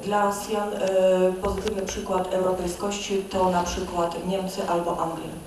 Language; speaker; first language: Polish; non-native, learner; Russian